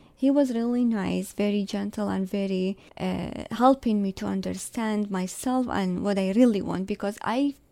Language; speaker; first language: English; non-native, fluent; Arabic